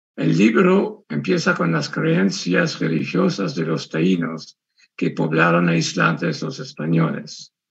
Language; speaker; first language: Spanish; non-native, fluent; French